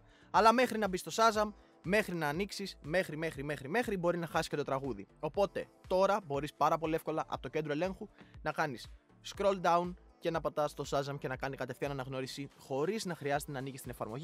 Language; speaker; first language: Greek; native; Greek